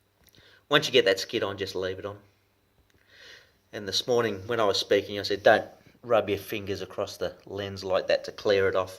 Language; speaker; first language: English; native; English